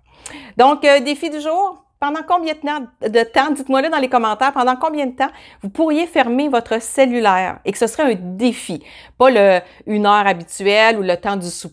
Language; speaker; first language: French; native; French